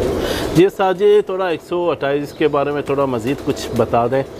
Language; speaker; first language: Urdu; native; Urdu